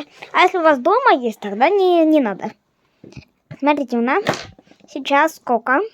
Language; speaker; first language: Russian; non-native, fluent; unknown